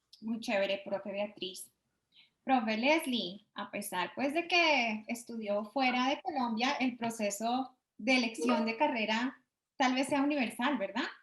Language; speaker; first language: Spanish; native; Spanish